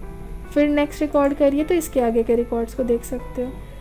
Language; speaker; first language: Hindi; native; Hindi